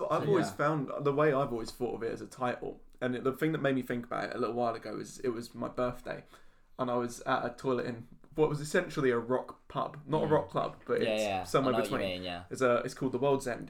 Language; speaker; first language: English; native; English